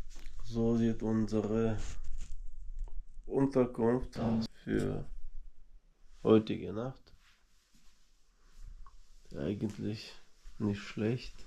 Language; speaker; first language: German; non-native, learner; Russian